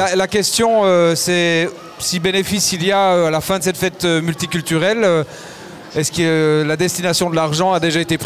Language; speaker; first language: French; native; French